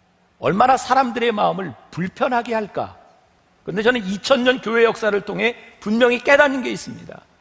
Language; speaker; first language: Korean; native; Korean